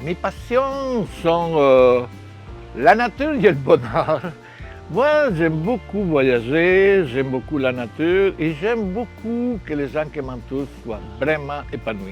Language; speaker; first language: French; non-native, fluent; Spanish